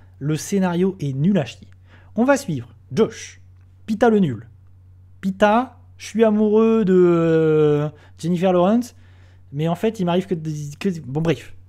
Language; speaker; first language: French; native; French